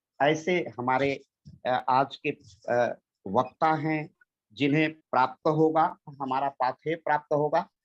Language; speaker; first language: Hindi; non-native, local second language; Bhojpuri